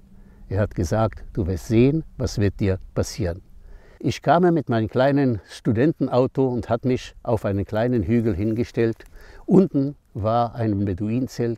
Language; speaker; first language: German; non-native, fluent; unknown